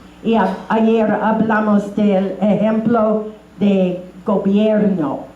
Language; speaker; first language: Spanish; non-native, fluent; English